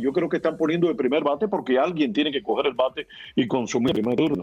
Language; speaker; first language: Spanish; native; Spanish